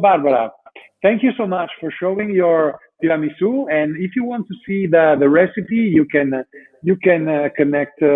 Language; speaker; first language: English; non-native, fluent; Italian